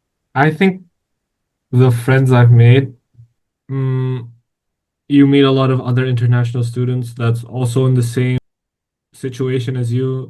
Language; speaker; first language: English; non-native, fluent; Indonesian